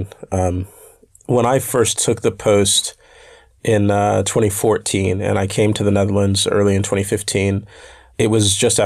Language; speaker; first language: English; native; English